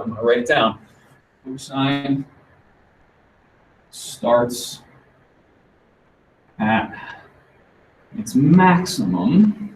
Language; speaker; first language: English; native; English